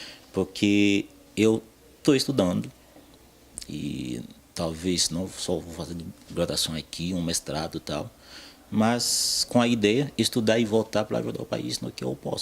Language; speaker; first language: Portuguese; non-native, fluent; Haitian Creole